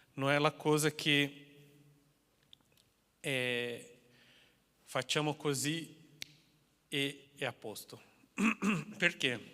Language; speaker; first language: Italian; non-native, fluent; Portuguese